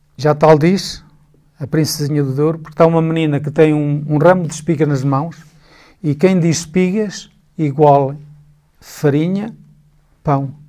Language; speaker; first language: Portuguese; native; Portuguese